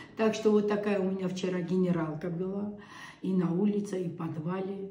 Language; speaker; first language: Russian; non-native, local second language; Armenian